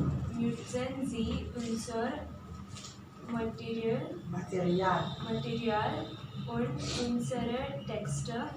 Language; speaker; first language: German; non-native, learner; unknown